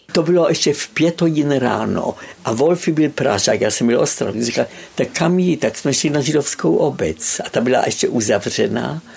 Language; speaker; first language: Czech; native; Czech